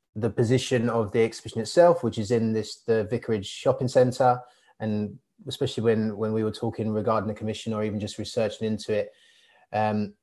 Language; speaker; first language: English; native; English